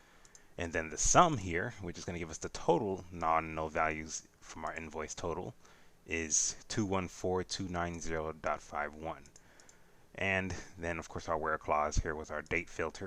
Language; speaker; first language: English; native; English